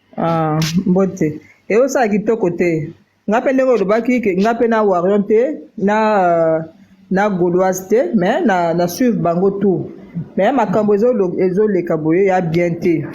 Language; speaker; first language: Lingala; native; Lingala